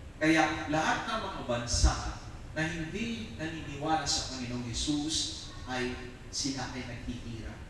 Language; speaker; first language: Filipino; non-native, local second language; Iloko